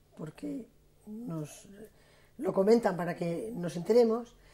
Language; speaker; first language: Spanish; native; Spanish